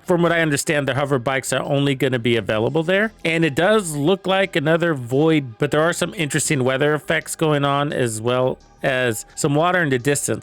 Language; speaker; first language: English; native; English